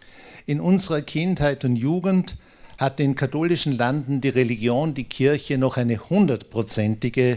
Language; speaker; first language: German; native; German